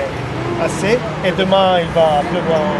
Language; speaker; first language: French; non-native, fluent; Italian